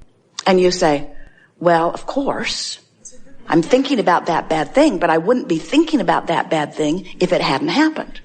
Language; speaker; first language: English; native; English